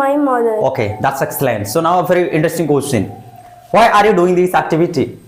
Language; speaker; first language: English; non-native, fluent; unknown